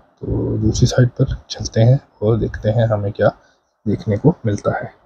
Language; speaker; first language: Urdu; native; Urdu